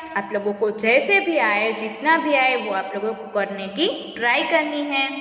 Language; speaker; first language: Hindi; non-native, local second language; Gujarati